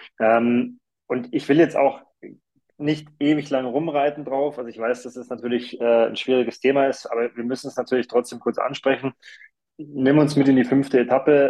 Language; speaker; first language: German; native; German